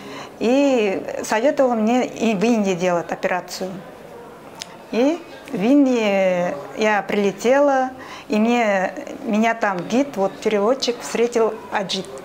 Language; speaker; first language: Russian; non-native, local second language; Kazakh